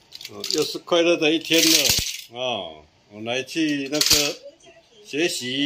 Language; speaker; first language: Chinese; non-native, local second language; Min Nan Chinese